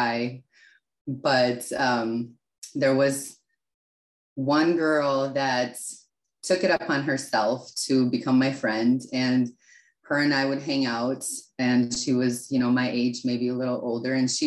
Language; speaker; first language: English; non-native, fluent; Russian